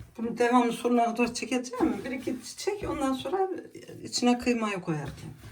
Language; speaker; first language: Turkish; early bilingual, heritage; Turkish